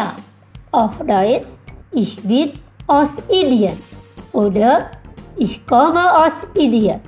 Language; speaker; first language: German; non-native, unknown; Indonesian